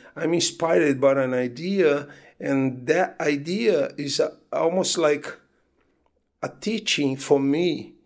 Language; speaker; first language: English; non-native, fluent; Portuguese